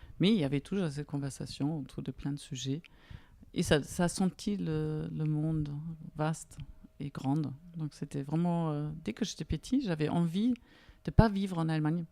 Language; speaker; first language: French; non-native, fluent; German